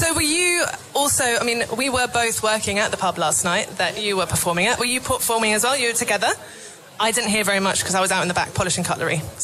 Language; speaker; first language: English; native; English